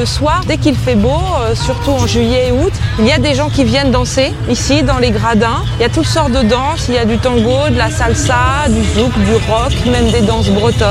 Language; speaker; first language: French; native; French